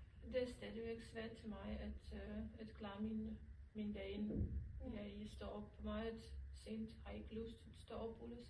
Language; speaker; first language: Danish; non-native, learner; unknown